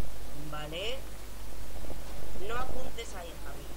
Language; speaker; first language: Spanish; native; Spanish